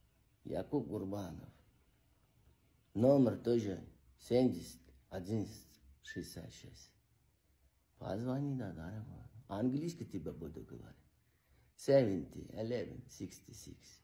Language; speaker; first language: Russian; non-native, learner; Turkmen